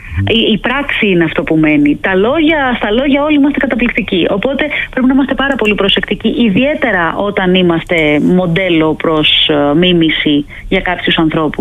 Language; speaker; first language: Greek; native; Greek